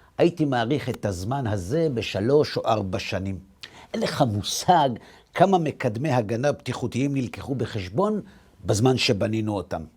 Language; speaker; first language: Hebrew; native; Hebrew